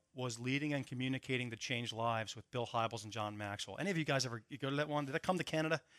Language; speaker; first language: English; native; English